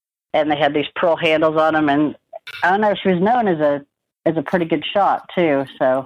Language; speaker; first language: English; native; English